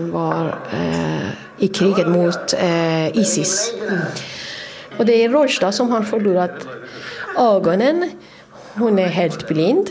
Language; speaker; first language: Swedish; non-native, fluent; Kurdish